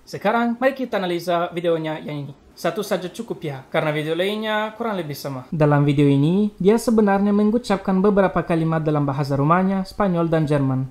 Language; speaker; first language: Indonesian; non-native, learner; Romanian